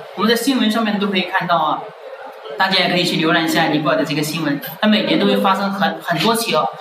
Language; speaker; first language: Chinese; native; Chinese